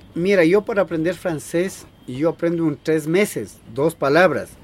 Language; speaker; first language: Spanish; non-native, local second language; Quechua